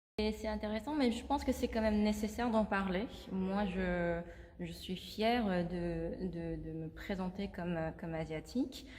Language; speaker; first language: French; non-native, fluent; Korean